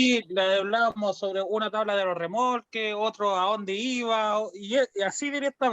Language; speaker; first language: Spanish; native; Spanish